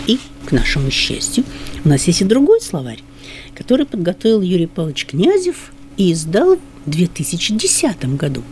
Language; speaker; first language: Russian; native; Russian